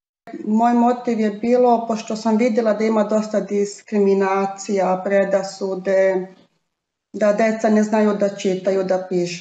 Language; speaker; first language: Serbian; non-native, local second language; Romany